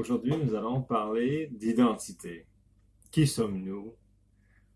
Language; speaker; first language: French; native; French